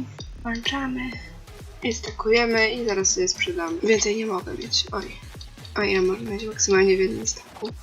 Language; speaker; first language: Polish; native; Polish